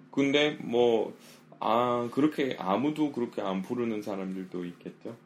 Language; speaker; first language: Korean; non-native, fluent; English